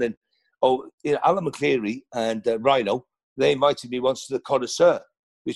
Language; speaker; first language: English; non-native, local second language; Welsh